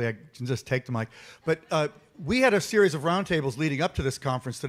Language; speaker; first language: English; native; English